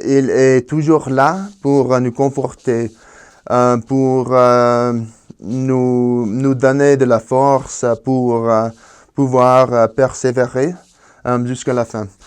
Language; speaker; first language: French; non-native, fluent; Spanish